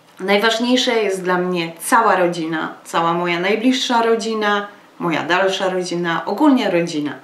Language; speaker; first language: Polish; native; Polish